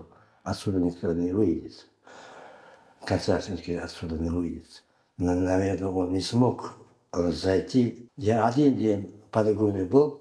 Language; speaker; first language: Russian; non-native, learner; Uzbek